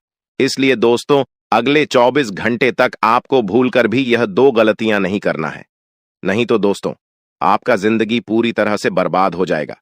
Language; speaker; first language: Hindi; non-native, local second language; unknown